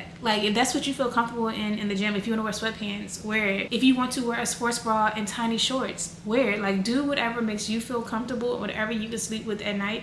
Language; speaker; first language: English; native; English